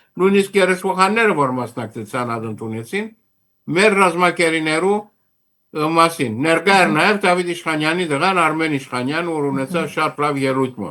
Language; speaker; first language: Armenian; early bilingual, heritage; Armenian